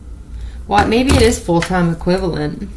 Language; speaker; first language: English; native; English